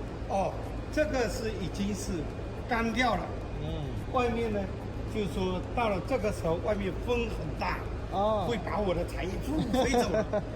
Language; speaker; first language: Chinese; native; Chinese